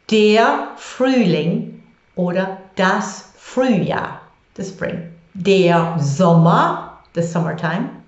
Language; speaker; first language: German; non-native, fluent; English